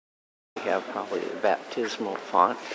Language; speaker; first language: English; native; English